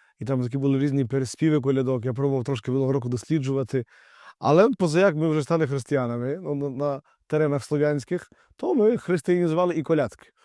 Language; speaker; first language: Ukrainian; native; Ukrainian